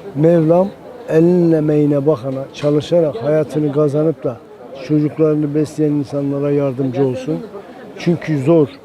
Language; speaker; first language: Turkish; native; Turkish